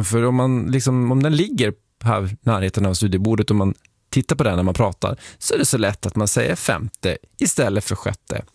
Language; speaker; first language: Swedish; native; Swedish